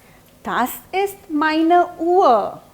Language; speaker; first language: German; non-native, fluent; Hindi